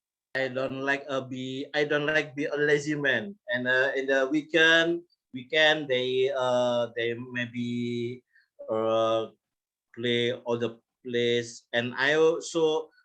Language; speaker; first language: English; non-native, learner; Indonesian